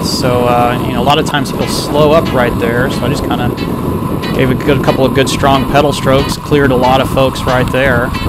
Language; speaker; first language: English; native; English